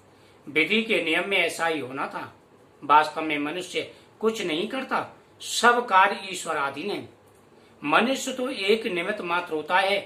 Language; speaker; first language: Hindi; native; Hindi